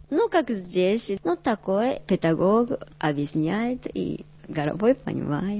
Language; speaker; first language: Russian; non-native, learner; Japanese